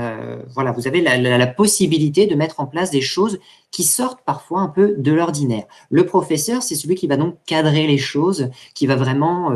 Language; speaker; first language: French; native; French